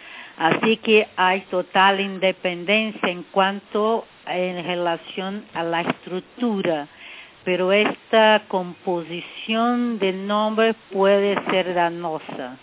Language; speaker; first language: Spanish; non-native, fluent; Portuguese